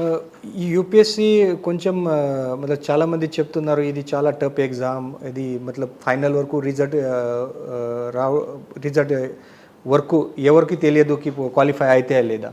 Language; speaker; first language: Telugu; non-native, local second language; Marathi